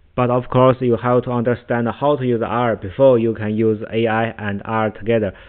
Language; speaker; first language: English; non-native, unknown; Chinese